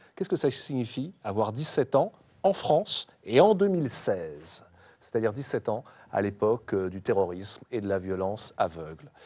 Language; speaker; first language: French; native; French